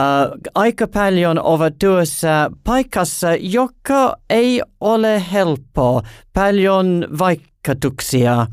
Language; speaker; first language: Finnish; non-native, learner; English